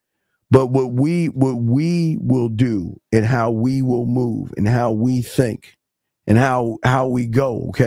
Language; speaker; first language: English; native; English